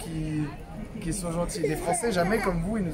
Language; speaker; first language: French; native; French